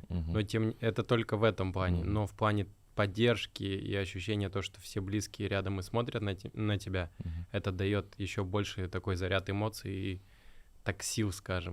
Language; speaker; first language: Russian; native; Russian